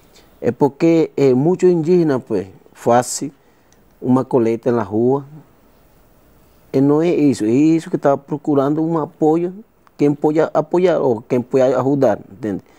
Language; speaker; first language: Portuguese; non-native, learner; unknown